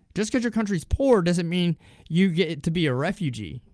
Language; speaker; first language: English; native; English